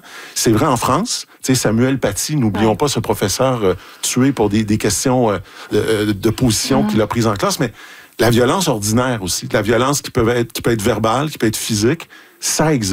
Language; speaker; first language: French; native; French